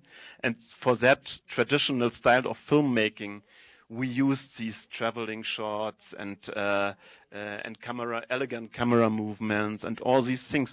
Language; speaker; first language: English; non-native, fluent; German